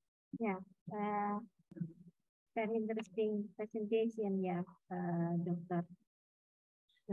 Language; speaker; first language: English; non-native, fluent; Indonesian